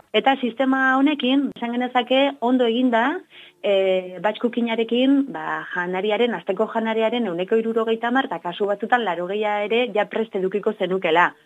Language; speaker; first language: Basque; native; Basque